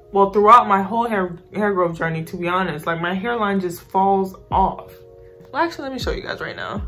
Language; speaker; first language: English; native; English